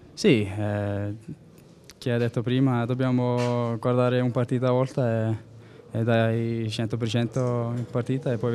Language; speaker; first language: Italian; non-native, learner; Icelandic